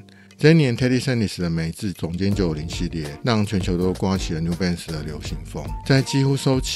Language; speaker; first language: Chinese; native; Chinese